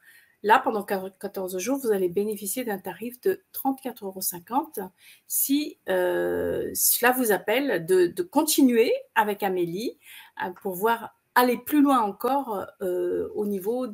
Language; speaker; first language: French; native; French